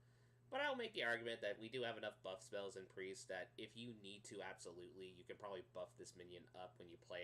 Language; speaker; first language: English; native; English